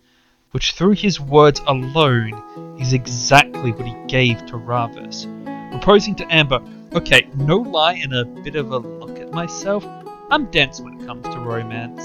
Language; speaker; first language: English; native; English